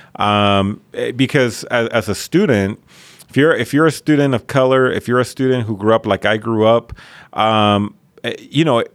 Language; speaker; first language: English; early bilingual, other home language; Spanish